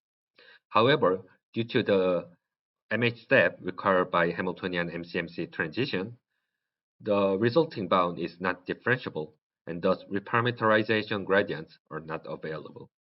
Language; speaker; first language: English; non-native, learner; Korean